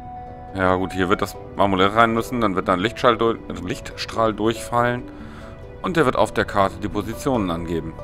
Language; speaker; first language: German; native; German